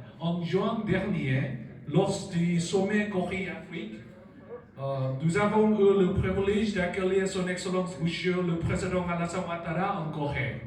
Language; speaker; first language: French; non-native, learner; Korean